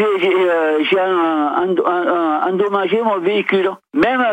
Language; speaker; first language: French; native; French